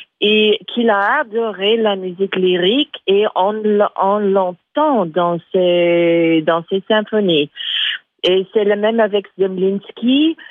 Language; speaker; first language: French; non-native, fluent; English